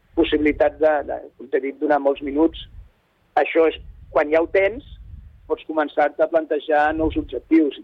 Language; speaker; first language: Catalan; native; Catalan